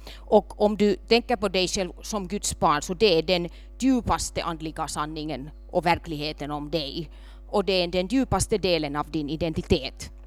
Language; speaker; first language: Swedish; non-native, local second language; Finnish